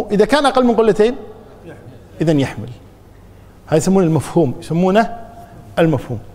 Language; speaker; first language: Arabic; native; Arabic